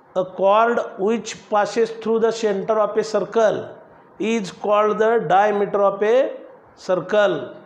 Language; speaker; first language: English; non-native, local second language; Marathi